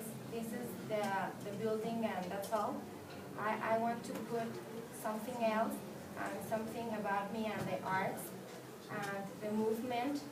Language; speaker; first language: English; non-native, learner; Spanish